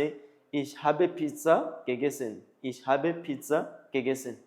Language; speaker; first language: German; non-native, learner; Kinyarwanda